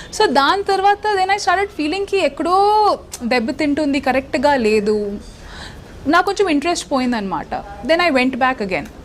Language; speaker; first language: Telugu; non-native, local second language; Hindi